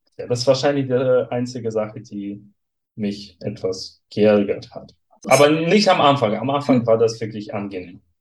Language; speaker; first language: German; non-native, fluent; Russian